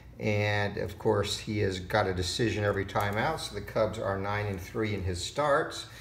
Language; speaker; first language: English; native; English